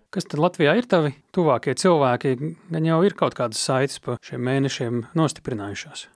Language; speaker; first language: Latvian; native; Latvian